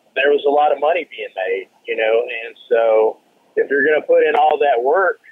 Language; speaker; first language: English; native; English